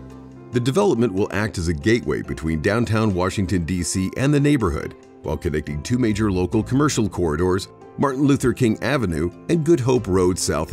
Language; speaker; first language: English; native; English